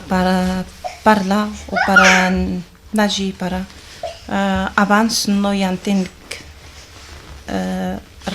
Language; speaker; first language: Catalan; non-native, learner; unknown